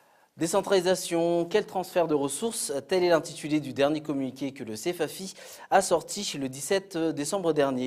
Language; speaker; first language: French; non-native, local second language; Malagasy